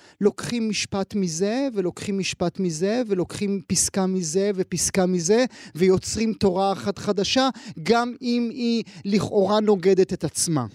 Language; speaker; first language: Hebrew; native; Hebrew